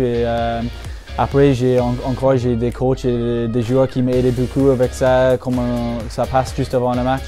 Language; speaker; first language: French; non-native, fluent; English